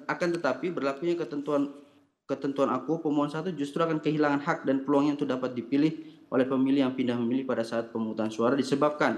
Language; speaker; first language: Indonesian; native; Indonesian